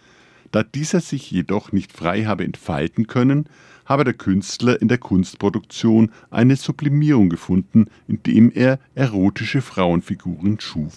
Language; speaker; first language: German; native; German